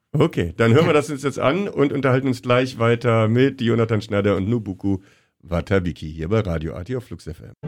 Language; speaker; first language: German; native; German